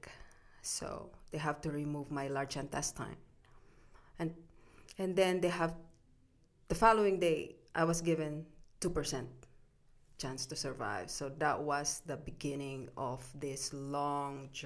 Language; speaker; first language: English; non-native, local second language; Filipino